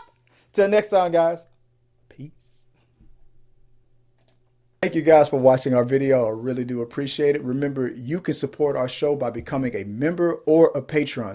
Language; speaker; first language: English; native; English